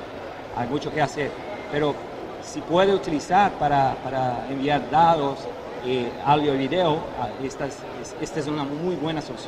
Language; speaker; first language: Spanish; non-native, fluent; Portuguese